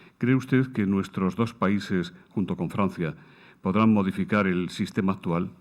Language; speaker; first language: Spanish; native; Spanish